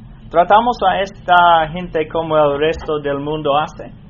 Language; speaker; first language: Spanish; non-native, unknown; English